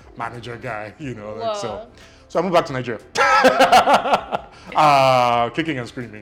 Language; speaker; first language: English; non-native, local second language; Yoruba